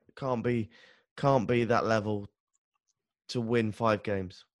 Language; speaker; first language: English; native; English